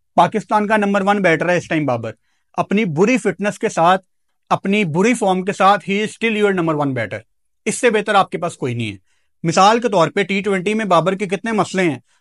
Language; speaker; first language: Urdu; non-native, local second language; Punjabi